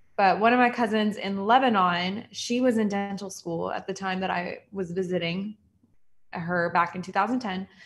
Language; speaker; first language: English; native; English